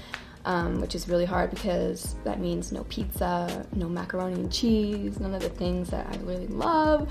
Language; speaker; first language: English; native; English